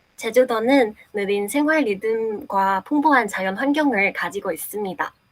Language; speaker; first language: Korean; non-native, fluent; Chinese